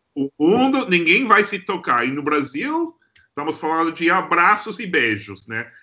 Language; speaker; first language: Portuguese; non-native, fluent; English